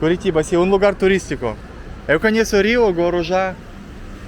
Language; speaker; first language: Portuguese; non-native, learner; Russian